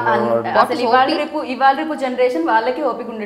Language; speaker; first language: Telugu; native; Telugu